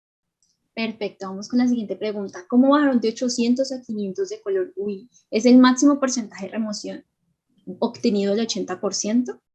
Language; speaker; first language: Spanish; native; Spanish